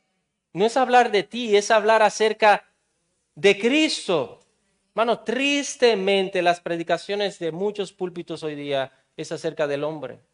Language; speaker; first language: Spanish; native; Spanish